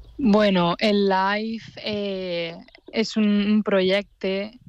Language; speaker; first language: Catalan; native; Catalan